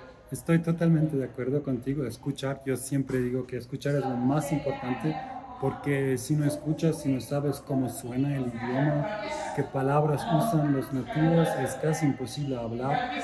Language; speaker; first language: Spanish; non-native, fluent; German